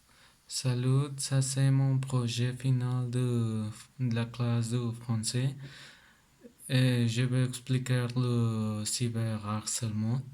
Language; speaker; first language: French; non-native, learner; Spanish